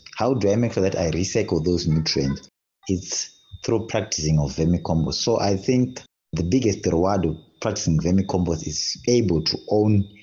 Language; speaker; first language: English; non-native, local second language; Shona